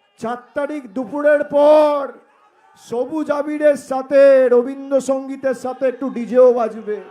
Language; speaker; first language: Bangla; native; Bangla